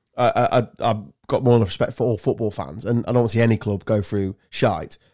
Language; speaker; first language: English; native; English